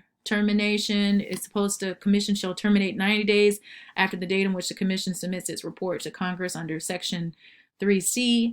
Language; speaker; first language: English; native; English